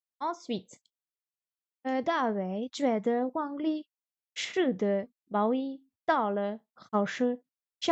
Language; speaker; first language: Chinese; non-native, learner; French